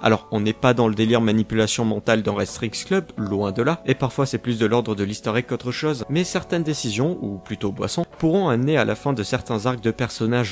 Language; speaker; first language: French; native; French